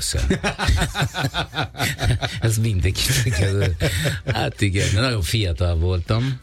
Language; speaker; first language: Hungarian; non-native, fluent; Italian